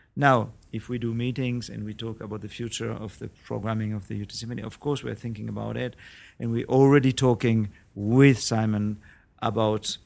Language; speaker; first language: English; non-native, fluent; French